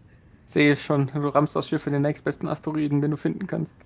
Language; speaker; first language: German; native; German